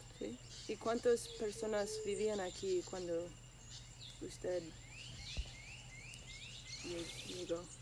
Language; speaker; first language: Spanish; non-native, learner; English